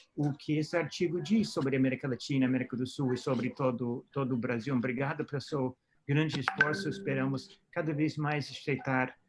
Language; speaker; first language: Portuguese; non-native, fluent; English